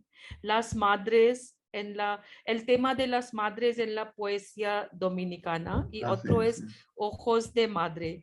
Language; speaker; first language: Spanish; non-native, fluent; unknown